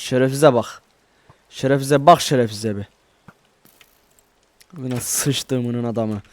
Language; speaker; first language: Turkish; native; Turkish